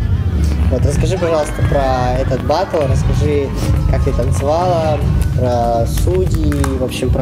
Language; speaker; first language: Russian; native; Russian